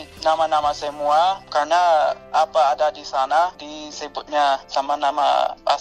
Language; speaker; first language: Indonesian; non-native, fluent; English